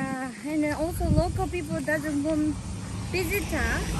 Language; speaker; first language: English; non-native, fluent; Japanese